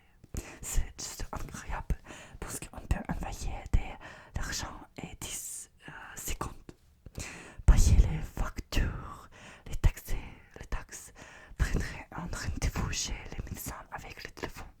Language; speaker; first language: French; non-native, learner; Russian